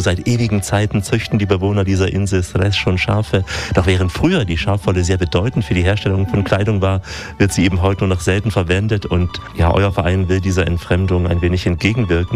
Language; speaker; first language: German; native; German